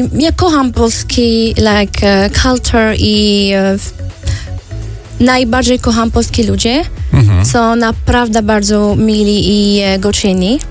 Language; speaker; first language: Polish; non-native, learner; Arabic